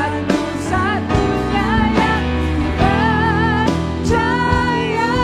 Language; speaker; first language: Indonesian; native; Indonesian